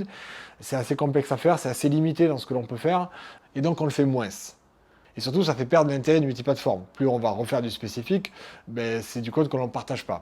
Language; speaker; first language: French; native; French